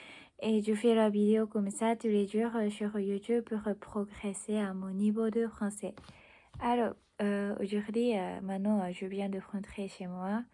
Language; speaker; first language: French; non-native, learner; Japanese